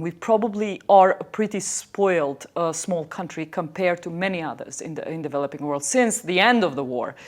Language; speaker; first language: English; non-native, fluent; Albanian